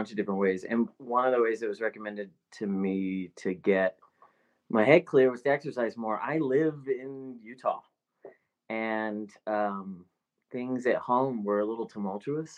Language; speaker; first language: English; native; English